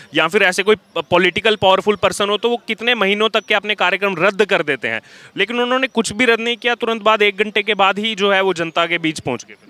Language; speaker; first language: Hindi; native; Hindi